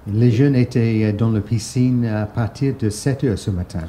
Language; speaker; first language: French; non-native, fluent; English